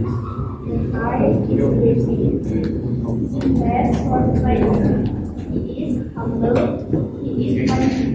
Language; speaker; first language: English; non-native, learner; Indonesian